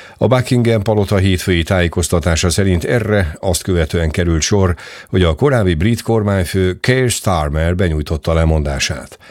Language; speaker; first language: Hungarian; native; Hungarian